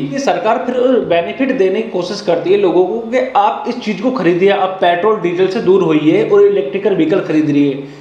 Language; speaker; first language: Hindi; native; Hindi